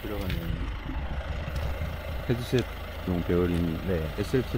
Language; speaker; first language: Korean; native; Korean